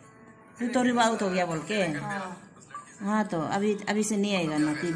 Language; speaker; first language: Hindi; non-native, local second language; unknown